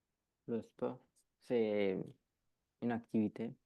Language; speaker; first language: French; non-native, learner; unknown